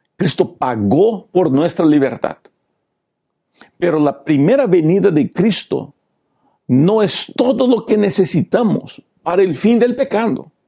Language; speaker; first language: Spanish; non-native, local second language; Portuguese